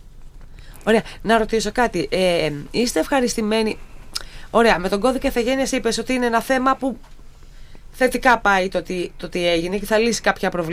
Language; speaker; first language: Greek; native; Greek